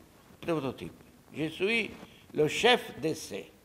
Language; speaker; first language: French; non-native, learner; Italian